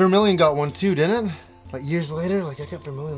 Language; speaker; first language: English; native; English